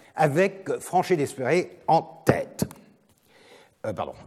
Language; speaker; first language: French; non-native, fluent; Turkish